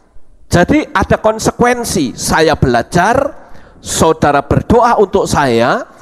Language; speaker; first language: Indonesian; native; Indonesian